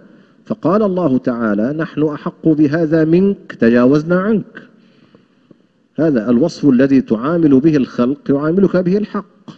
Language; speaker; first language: Arabic; native; Arabic